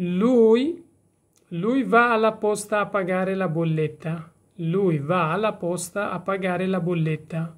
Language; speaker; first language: Italian; non-native, fluent; Persian